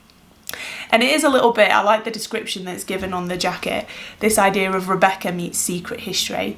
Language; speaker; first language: English; native; English